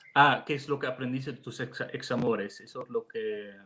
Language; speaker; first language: Spanish; non-native, fluent; Dutch